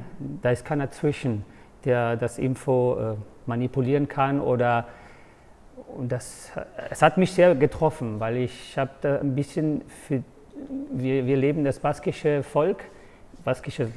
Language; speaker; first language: German; non-native, fluent; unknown